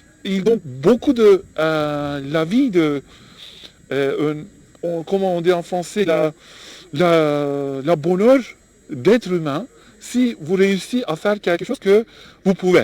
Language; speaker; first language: French; non-native, learner; Turkish